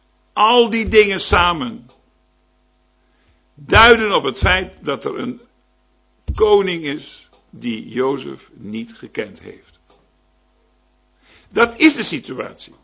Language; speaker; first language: Dutch; native; Dutch